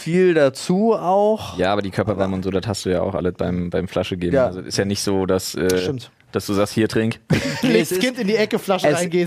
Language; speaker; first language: German; native; German